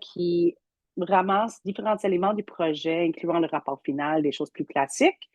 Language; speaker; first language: French; native; French